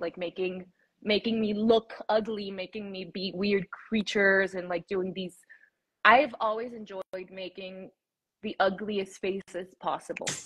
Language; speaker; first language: English; early bilingual, other home language; Spanish